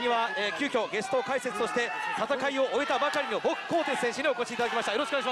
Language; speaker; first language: Japanese; native; Japanese